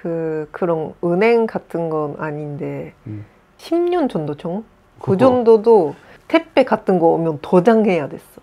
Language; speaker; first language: Korean; non-native, fluent; Japanese